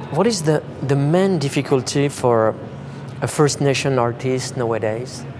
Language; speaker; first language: English; non-native, fluent; French